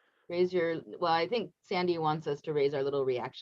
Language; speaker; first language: English; native; English